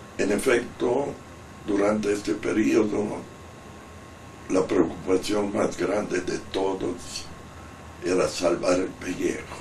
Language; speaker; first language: Spanish; non-native, fluent; Italian